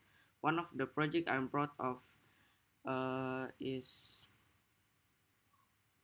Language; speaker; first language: English; non-native, learner; Indonesian